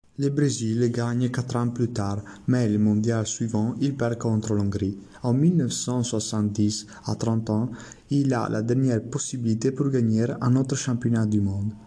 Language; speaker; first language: French; non-native, learner; Italian